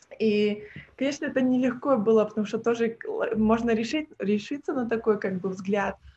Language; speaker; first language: Russian; early bilingual, heritage; Russian